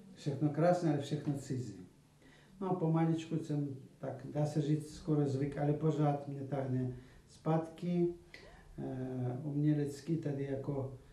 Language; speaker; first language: Czech; non-native, fluent; Russian